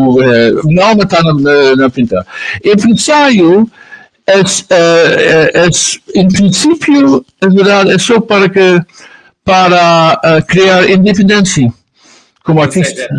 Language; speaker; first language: Portuguese; non-native, learner; Dutch